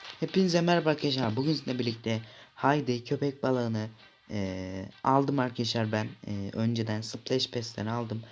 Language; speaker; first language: Turkish; native; Turkish